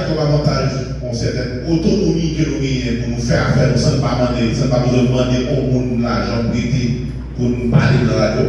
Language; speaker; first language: French; non-native, local second language; Haitian Creole